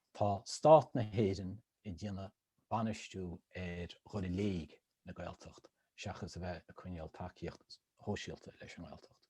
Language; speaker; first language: Irish; native; Irish